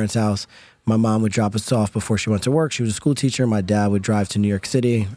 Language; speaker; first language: English; native; English